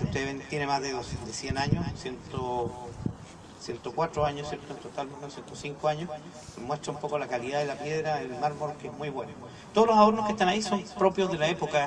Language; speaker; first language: Spanish; native; Spanish